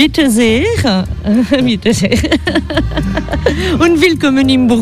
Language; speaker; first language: German; non-native, learner; French